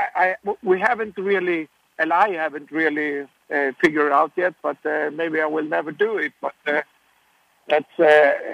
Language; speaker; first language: English; non-native, fluent; Swedish